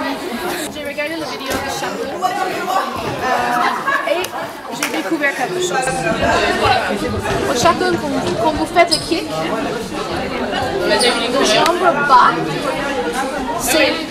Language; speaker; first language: French; non-native, fluent; English